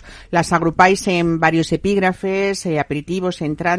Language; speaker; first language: Spanish; native; Spanish